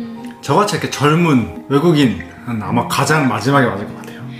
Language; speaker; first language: Korean; native; Korean